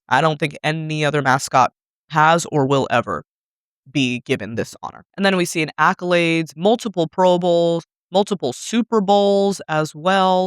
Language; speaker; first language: English; native; English